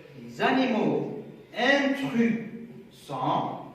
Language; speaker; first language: French; non-native, local second language; Arabic